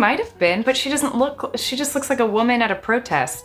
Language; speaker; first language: English; native; English